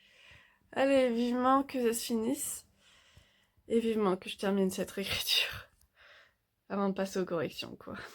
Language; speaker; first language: French; native; French